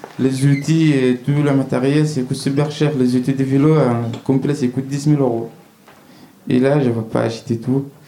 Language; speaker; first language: French; non-native, learner; Arabic